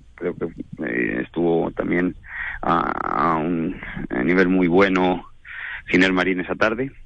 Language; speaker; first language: Spanish; native; Spanish